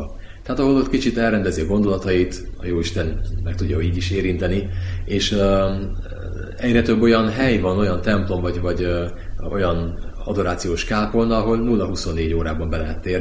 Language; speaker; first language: Hungarian; native; Hungarian